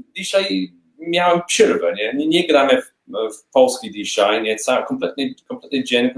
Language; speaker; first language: Polish; non-native, learner; English